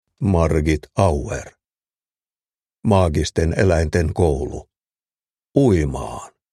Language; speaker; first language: Finnish; native; Finnish